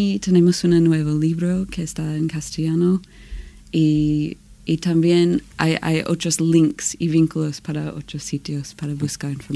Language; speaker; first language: Spanish; non-native, learner; English